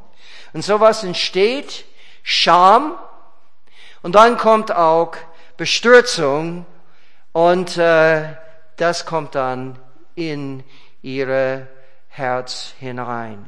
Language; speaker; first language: German; non-native, fluent; English